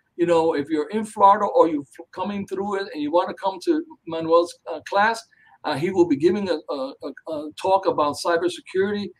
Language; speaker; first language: English; early bilingual, other home language; Spanish